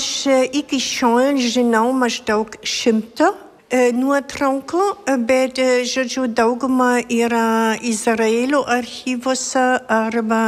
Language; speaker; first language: Lithuanian; non-native, fluent; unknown